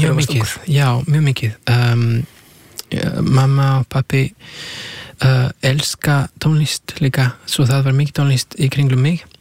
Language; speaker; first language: Icelandic; non-native, fluent; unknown